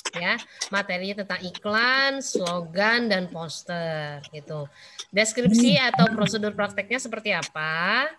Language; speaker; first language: Indonesian; native; Indonesian